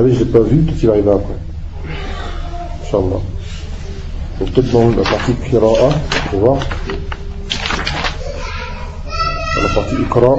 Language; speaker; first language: Arabic; non-native, fluent; French